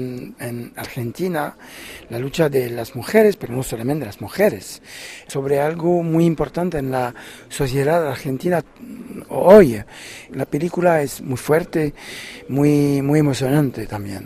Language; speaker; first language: Spanish; non-native, fluent; French